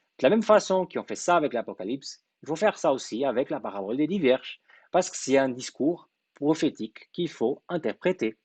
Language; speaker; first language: French; non-native, fluent; Portuguese